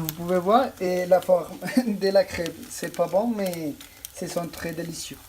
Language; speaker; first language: French; non-native, learner; Spanish